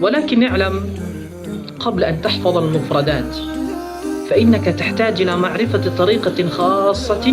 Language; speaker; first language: Arabic; non-native, fluent; Indonesian